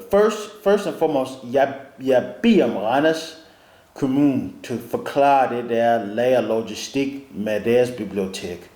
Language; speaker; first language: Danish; non-native, learner; English